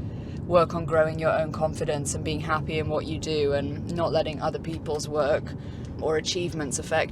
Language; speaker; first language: English; native; English